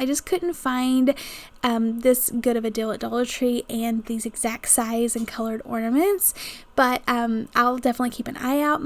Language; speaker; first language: English; native; English